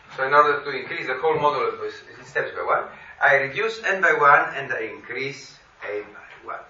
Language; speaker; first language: English; non-native, fluent; Slovenian